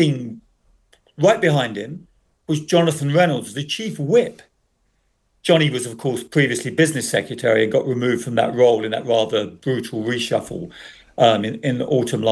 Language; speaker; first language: English; native; English